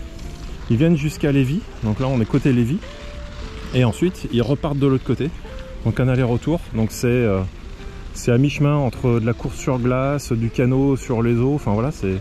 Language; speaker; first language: French; native; French